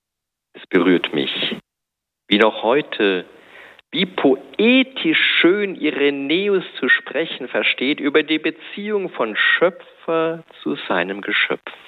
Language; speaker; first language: German; native; German